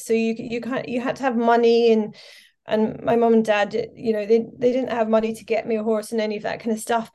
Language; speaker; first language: English; native; English